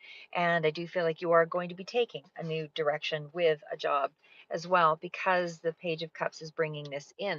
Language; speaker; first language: English; native; English